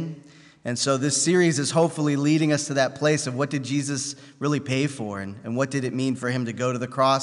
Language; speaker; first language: English; native; English